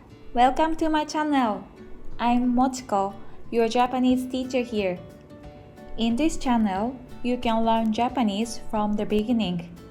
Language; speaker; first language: English; non-native, fluent; Japanese